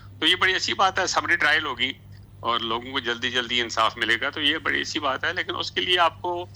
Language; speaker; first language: Urdu; non-native, local second language; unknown